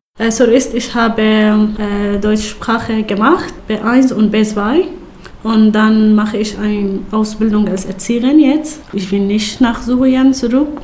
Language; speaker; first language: German; non-native, learner; Arabic